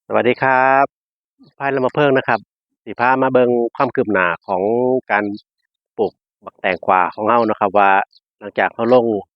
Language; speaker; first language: Thai; native; Thai